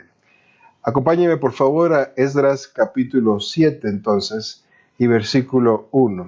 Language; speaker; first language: Spanish; native; Spanish